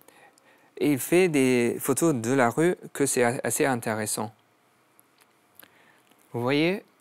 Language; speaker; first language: French; non-native, learner; English